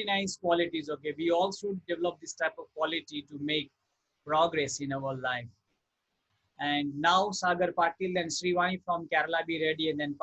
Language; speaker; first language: English; non-native, local second language; Gujarati